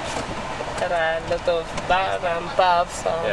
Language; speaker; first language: English; non-native, learner; Spanish